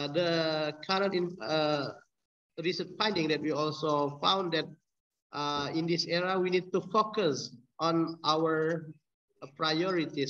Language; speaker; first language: English; non-native, fluent; Indonesian